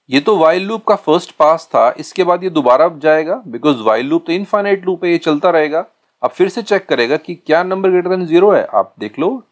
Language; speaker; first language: Hindi; native; Hindi